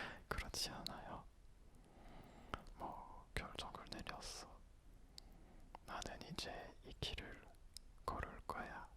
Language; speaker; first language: Korean; non-native, fluent; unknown